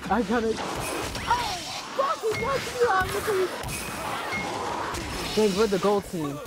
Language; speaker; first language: English; native; English